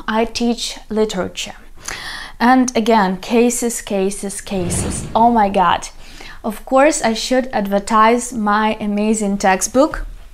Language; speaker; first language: English; non-native, fluent; Ukrainian